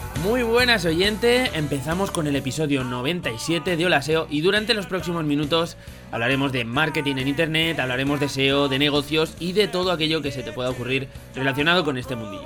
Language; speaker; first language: Spanish; native; Spanish